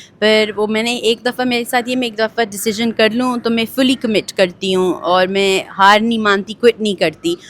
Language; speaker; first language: Urdu; early bilingual, heritage; Urdu